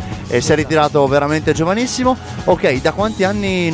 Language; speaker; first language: Italian; native; Italian